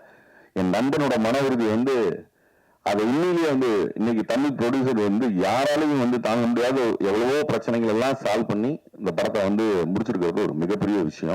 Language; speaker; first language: Tamil; native; Tamil